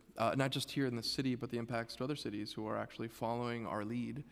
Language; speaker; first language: English; early bilingual, other home language; Spanish